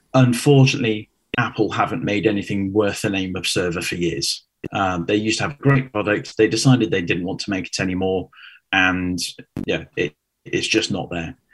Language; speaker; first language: English; native; English